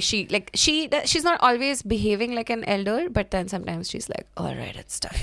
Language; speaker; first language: English; non-native, local second language; Hindi